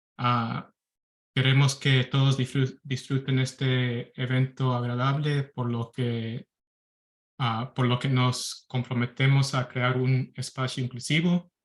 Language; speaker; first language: Spanish; early bilingual, heritage; Spanish